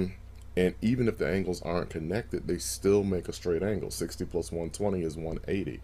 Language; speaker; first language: English; native; English